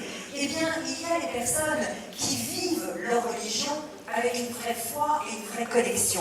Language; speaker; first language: French; native; French